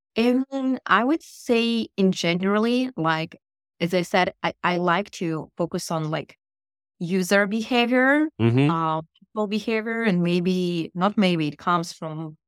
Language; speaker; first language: English; non-native, fluent; Russian